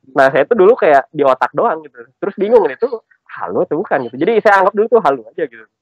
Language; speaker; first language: Indonesian; native; Indonesian